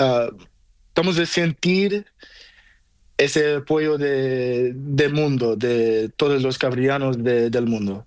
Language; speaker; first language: Spanish; non-native, learner; Portuguese